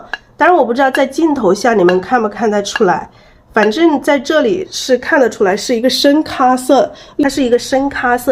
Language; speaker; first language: Chinese; native; Chinese